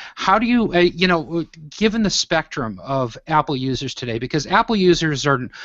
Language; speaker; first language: English; native; English